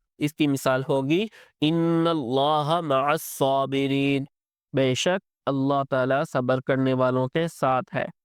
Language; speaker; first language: Urdu; native; Urdu